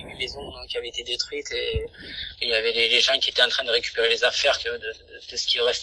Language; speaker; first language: French; native; French